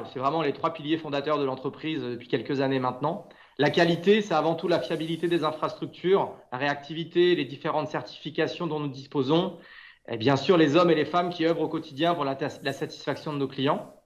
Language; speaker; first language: French; native; French